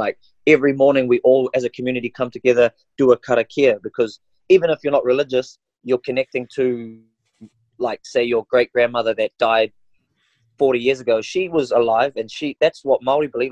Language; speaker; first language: English; non-native, local second language; Māori